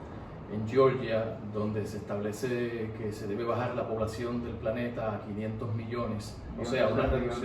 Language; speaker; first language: Spanish; native; Spanish